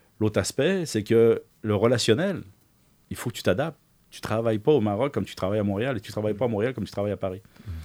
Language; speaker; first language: French; native; French